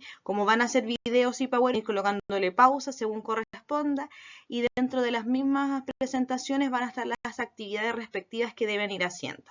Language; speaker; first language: Spanish; native; Spanish